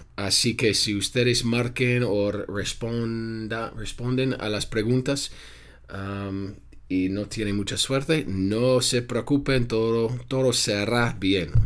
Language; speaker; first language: Spanish; non-native, fluent; English